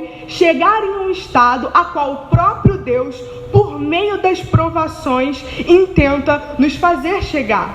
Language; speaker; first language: Portuguese; native; Portuguese